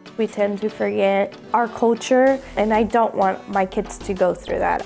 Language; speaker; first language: English; early bilingual, other home language; Spanish